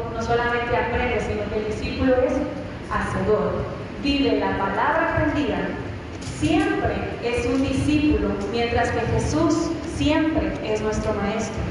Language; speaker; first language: Spanish; native; Spanish